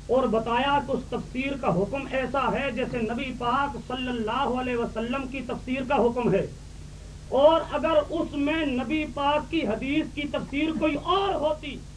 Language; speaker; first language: Urdu; native; Urdu